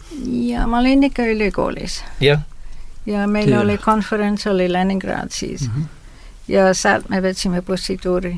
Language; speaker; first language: Estonian; early bilingual, heritage; Estonian